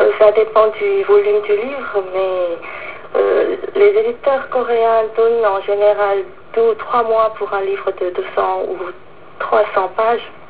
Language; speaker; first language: French; non-native, fluent; Korean